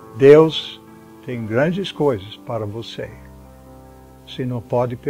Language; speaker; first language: Portuguese; non-native, fluent; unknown